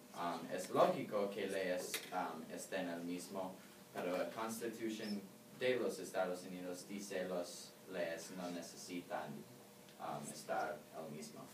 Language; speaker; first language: Spanish; non-native, learner; English